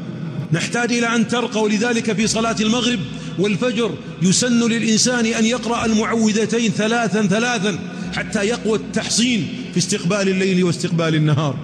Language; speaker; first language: Arabic; native; Arabic